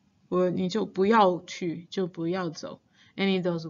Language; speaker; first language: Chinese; non-native, fluent; English